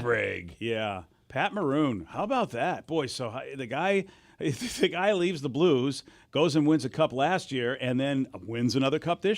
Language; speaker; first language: English; native; English